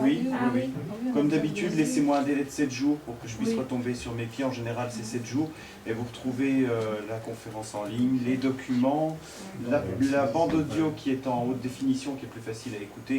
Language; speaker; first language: French; native; French